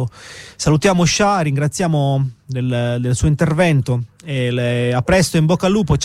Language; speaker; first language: Italian; native; Italian